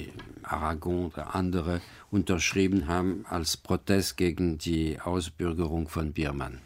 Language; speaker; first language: German; non-native, fluent; French